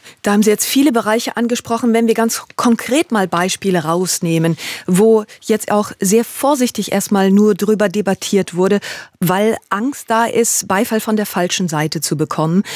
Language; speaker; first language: German; native; German